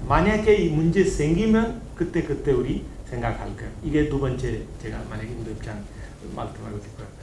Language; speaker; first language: Korean; non-native, learner; Hindi